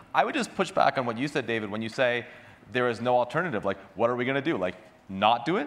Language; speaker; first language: English; native; English